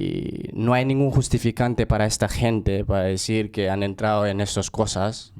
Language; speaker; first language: Spanish; non-native, fluent; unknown